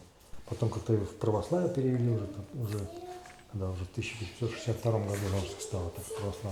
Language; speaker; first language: Russian; native; Russian